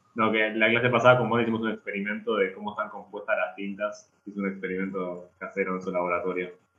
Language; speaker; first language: Spanish; native; Spanish